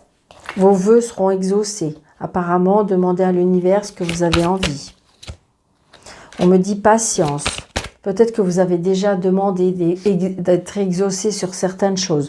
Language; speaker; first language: French; native; French